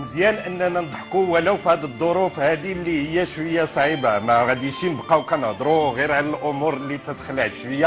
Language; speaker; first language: Arabic; native; Arabic